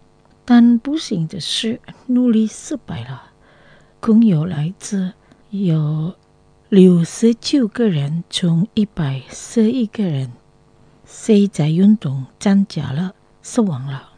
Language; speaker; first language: Chinese; non-native, fluent; Indonesian